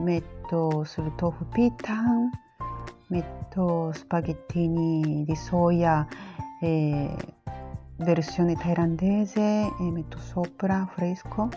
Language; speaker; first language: Italian; non-native, learner; Japanese